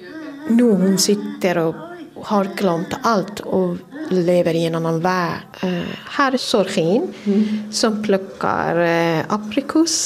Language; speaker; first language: Swedish; non-native, fluent; Persian